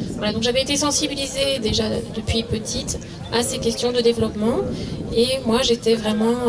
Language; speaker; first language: French; native; French